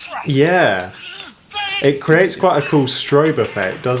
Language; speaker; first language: English; native; English